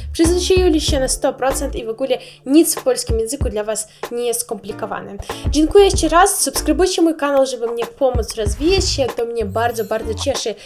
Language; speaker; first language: Polish; non-native, learner; Russian